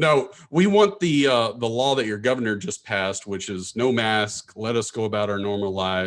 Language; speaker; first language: English; native; English